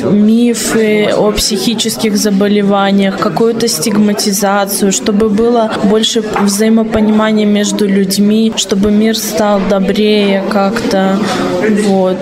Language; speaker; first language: Russian; native; Russian